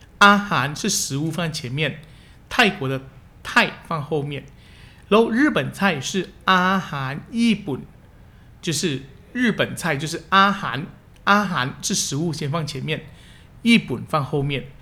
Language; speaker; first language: Chinese; early bilingual, heritage; Chinese